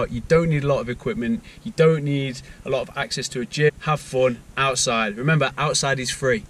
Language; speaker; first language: English; native; English